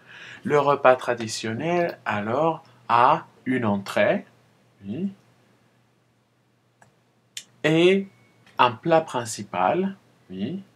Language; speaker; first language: French; non-native, fluent; Spanish